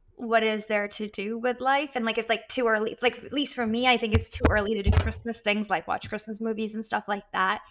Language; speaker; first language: English; early bilingual, other home language; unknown